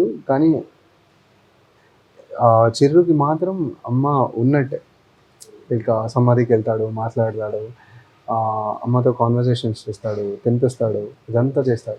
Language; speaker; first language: Telugu; non-native, fluent; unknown